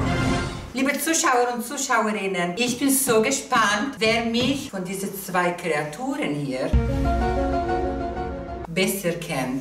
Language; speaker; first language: German; non-native, local second language; Italian